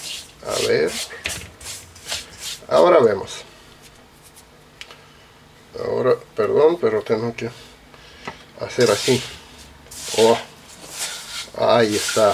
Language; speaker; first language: Spanish; non-native, learner; Russian